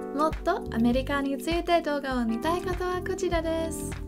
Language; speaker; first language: Japanese; non-native, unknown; English